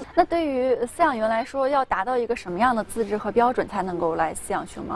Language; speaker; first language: Chinese; native; Chinese